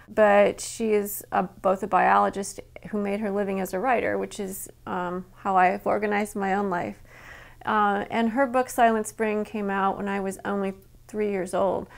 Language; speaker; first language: English; native; English